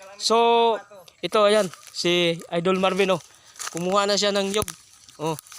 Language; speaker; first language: Filipino; non-native, local second language; Cebuano